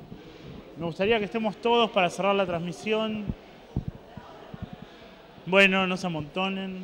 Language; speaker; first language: Spanish; native; Spanish